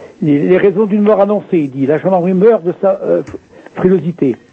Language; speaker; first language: French; native; French